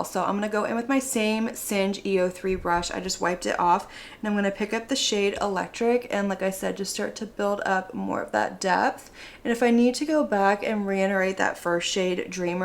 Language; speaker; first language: English; native; English